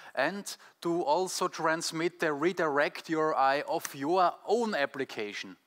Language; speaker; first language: English; non-native, fluent; German